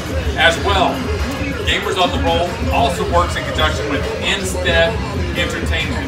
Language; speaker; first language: English; native; English